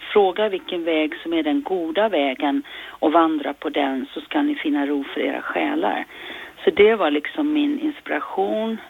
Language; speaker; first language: Swedish; native; Swedish